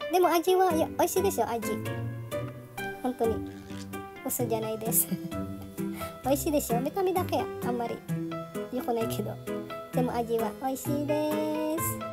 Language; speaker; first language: Japanese; non-native, fluent; Filipino